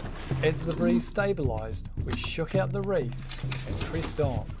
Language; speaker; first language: English; native; English